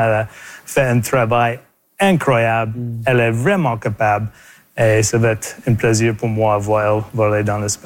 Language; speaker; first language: French; non-native, local second language; English